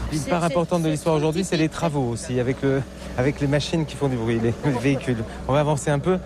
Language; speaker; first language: French; native; French